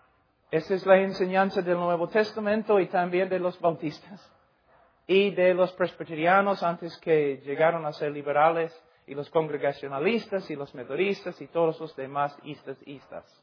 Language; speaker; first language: Spanish; non-native, fluent; English